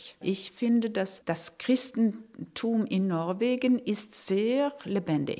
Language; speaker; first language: German; non-native, fluent; Norwegian